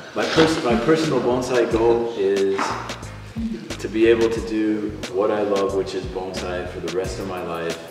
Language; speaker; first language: English; native; English